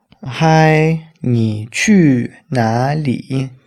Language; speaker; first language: Chinese; non-native, fluent; Russian